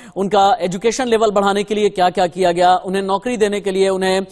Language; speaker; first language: Hindi; native; Hindi